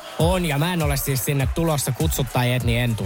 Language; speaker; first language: Finnish; native; Finnish